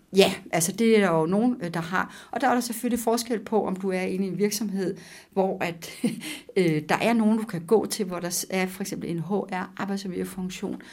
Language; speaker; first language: Danish; native; Danish